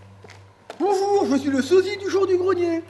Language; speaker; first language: French; native; French